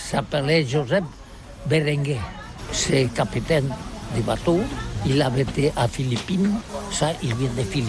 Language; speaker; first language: French; non-native, learner; Catalan